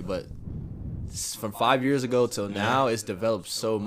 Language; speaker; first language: English; native; English